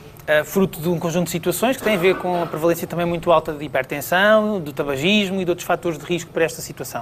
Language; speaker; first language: Portuguese; native; Portuguese